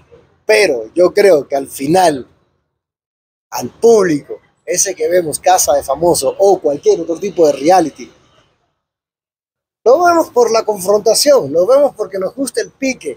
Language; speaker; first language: Spanish; native; Spanish